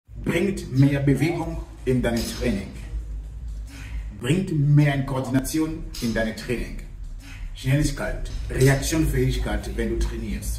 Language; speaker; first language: German; non-native, fluent; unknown